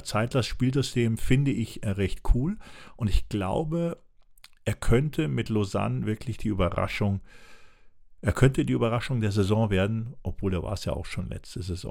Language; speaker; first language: German; native; German